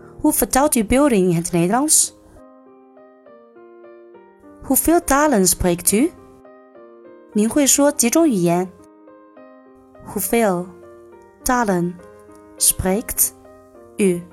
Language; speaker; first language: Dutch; non-native, fluent; Chinese